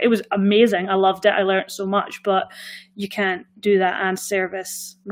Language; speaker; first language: English; native; English